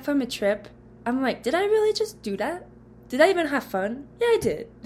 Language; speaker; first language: English; non-native, fluent; French